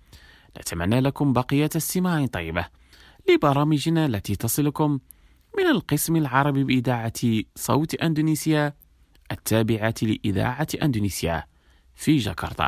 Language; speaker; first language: Arabic; non-native, fluent; Indonesian